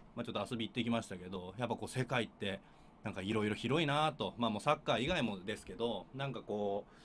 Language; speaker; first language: Japanese; native; Japanese